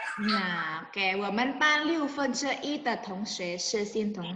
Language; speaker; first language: Chinese; non-native, fluent; Indonesian